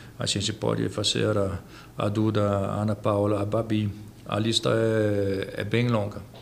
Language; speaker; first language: Portuguese; non-native, fluent; Danish